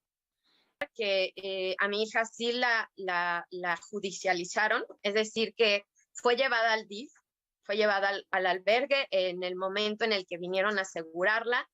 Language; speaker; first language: Spanish; native; Spanish